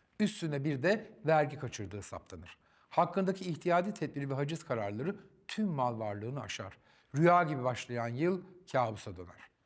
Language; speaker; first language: Turkish; native; Turkish